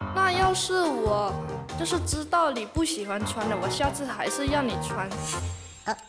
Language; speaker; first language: Chinese; native; Chinese